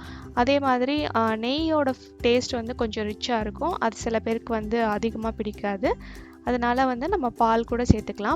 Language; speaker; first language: Tamil; native; Tamil